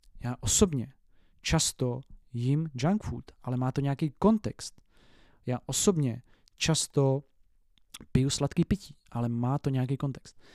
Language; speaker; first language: Czech; native; Czech